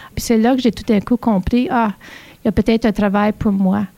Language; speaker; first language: French; native; French